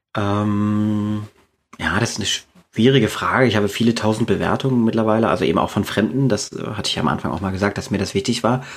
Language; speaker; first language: German; native; German